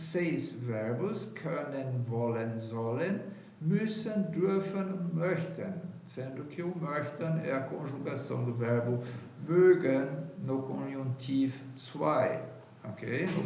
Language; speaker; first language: German; non-native, fluent; Portuguese